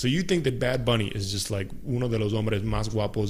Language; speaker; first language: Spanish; non-native, local second language; English